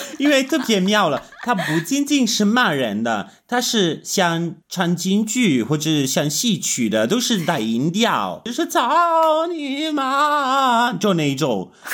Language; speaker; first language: Chinese; non-native, fluent; Italian